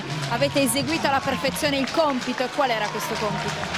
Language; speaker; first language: Italian; native; Italian